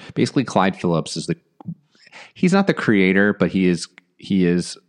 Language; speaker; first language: English; native; English